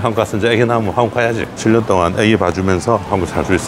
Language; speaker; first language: Korean; native; Korean